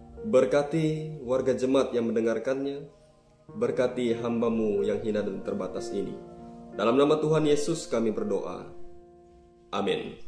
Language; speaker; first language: Indonesian; native; Indonesian